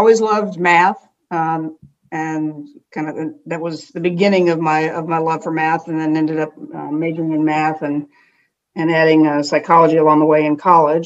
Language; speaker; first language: English; native; English